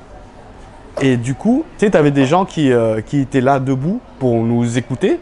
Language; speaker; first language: French; early bilingual, other home language; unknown